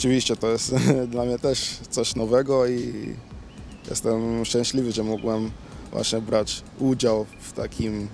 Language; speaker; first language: Polish; early bilingual, other home language; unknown